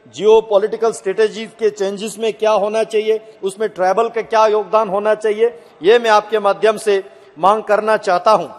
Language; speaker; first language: Hindi; native; Hindi